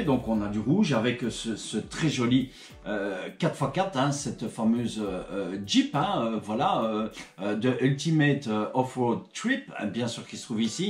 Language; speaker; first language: French; native; French